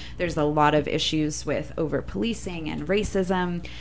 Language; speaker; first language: English; native; English